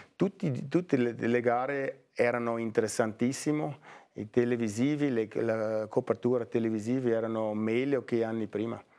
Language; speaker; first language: Italian; non-native, fluent; German